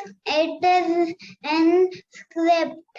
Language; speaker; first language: English; non-native, learner; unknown